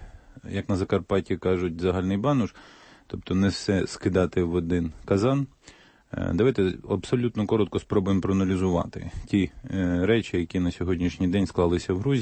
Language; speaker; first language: Ukrainian; native; Ukrainian